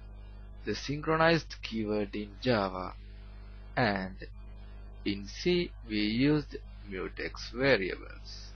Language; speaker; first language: English; non-native, learner; Sinhala